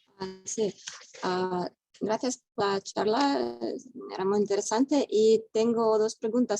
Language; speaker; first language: Spanish; non-native, fluent; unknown